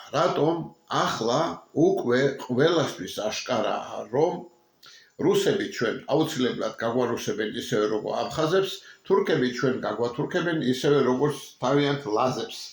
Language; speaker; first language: Georgian; non-native, local second language; Mingrelian